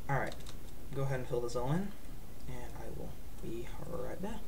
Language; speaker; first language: English; native; English